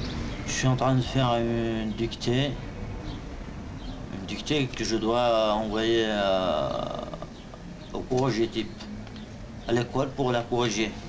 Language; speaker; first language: French; non-native, learner; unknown